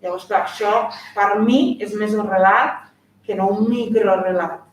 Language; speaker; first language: Catalan; non-native, fluent; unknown